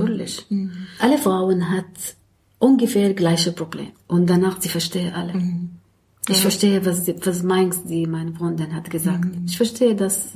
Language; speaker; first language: German; non-native, learner; Arabic